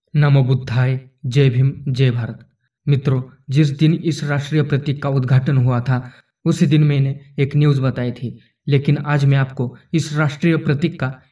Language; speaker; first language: Hindi; non-native, local second language; Marathi